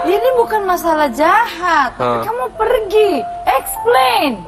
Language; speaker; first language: Indonesian; native; Indonesian